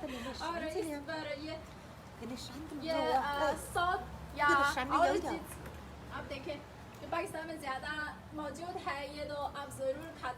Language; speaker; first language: Hindi; non-native, fluent; Chinese